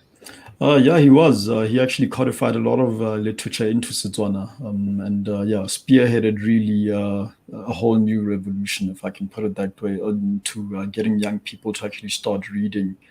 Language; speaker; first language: English; non-native, local second language; Tswana